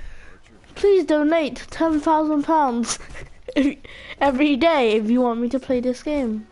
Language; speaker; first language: English; native; English